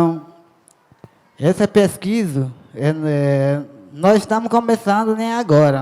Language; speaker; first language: Portuguese; non-native, local second language; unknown